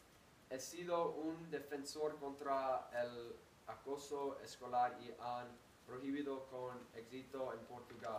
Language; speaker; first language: Spanish; non-native, learner; English